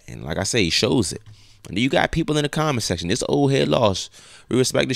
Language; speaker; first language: English; native; English